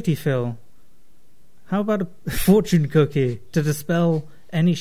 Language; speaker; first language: English; native; English